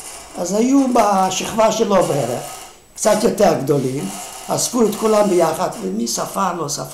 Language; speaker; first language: Hebrew; non-native, fluent; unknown